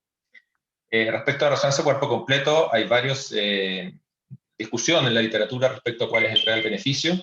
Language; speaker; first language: Spanish; native; Spanish